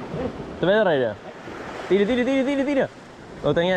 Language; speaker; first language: Spanish; native; Spanish